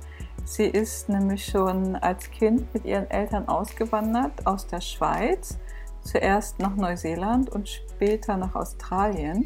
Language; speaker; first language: German; native; German